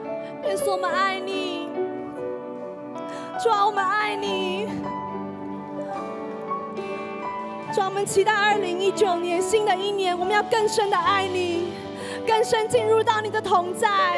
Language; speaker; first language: Chinese; native; Chinese